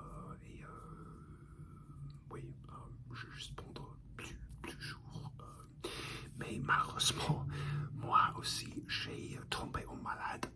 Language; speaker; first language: French; non-native, learner; English